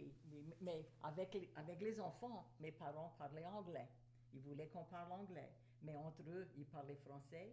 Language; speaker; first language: French; native; French